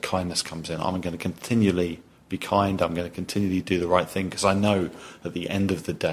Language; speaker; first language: English; native; English